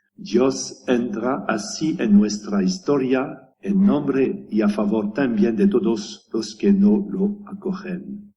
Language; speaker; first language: Spanish; non-native, learner; French